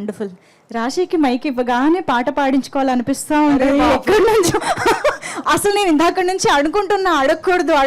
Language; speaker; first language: Telugu; native; Telugu